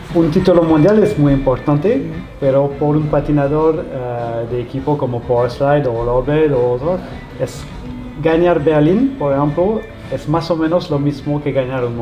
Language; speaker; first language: Spanish; non-native, learner; French